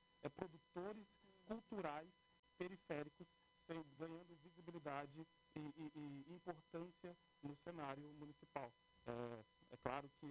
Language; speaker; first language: Portuguese; native; Portuguese